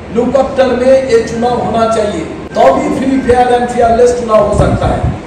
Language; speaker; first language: Hindi; non-native, local second language; Bangla